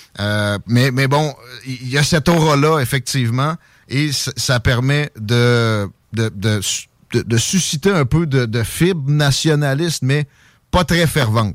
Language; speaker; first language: French; native; French